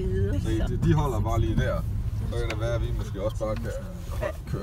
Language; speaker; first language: Danish; native; Danish